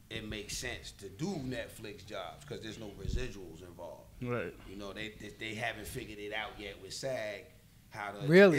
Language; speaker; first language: English; native; English